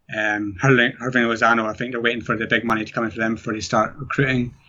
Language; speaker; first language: English; native; English